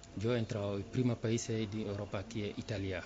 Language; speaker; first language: Spanish; non-native, learner; Fula